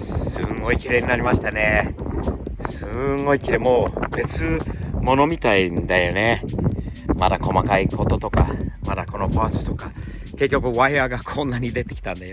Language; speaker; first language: Japanese; native; Japanese